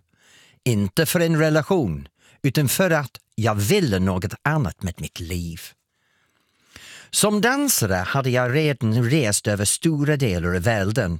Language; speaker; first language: Swedish; non-native, fluent; English